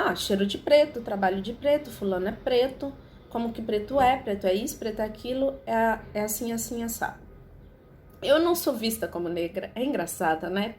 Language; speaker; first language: Portuguese; native; Portuguese